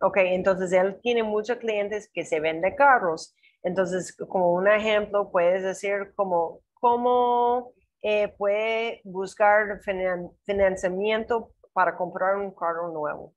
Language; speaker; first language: Spanish; non-native, learner; English